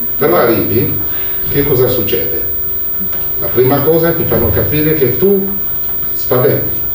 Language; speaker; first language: Italian; non-native, fluent; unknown